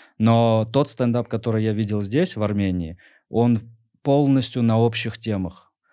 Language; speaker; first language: Russian; native; Russian